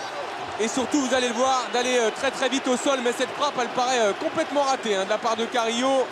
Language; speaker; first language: French; native; French